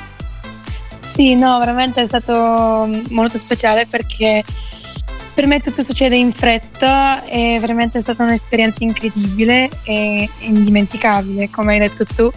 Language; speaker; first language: Italian; non-native, fluent; Bulgarian